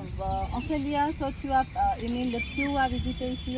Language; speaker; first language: French; non-native, learner; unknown